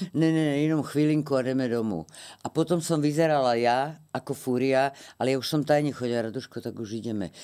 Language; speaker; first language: Slovak; native; Slovak